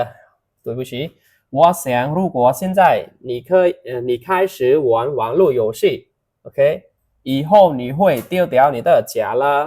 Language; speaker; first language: Chinese; non-native, learner; Khmer